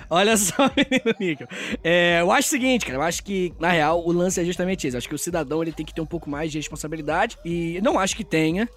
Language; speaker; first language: Portuguese; native; Portuguese